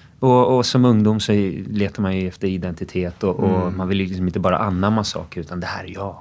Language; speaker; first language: Swedish; early bilingual, other home language; English